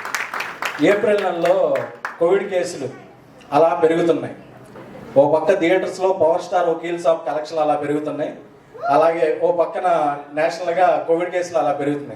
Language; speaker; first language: Telugu; native; Telugu